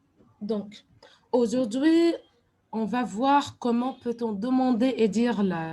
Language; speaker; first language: French; non-native, fluent; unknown